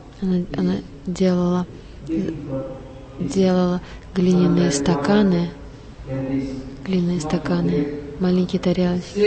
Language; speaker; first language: Russian; non-native, learner; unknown